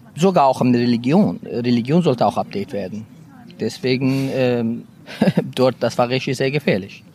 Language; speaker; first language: German; non-native, fluent; Persian